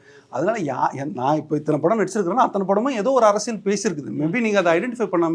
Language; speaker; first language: Tamil; native; Tamil